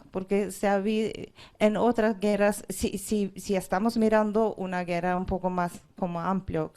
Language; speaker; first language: Spanish; non-native, fluent; Norwegian